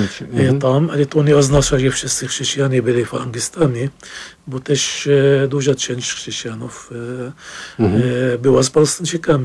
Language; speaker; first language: Polish; non-native, fluent; Arabic